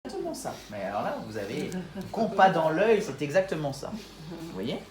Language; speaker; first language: French; native; French